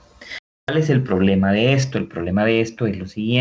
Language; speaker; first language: Spanish; native; Spanish